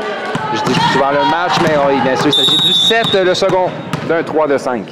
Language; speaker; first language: French; native; French